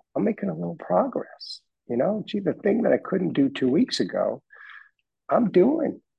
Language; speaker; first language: English; native; English